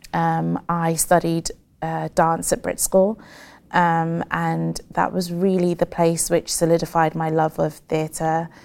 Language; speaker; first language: English; native; English